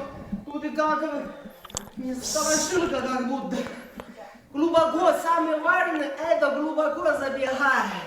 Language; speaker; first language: Russian; non-native, learner; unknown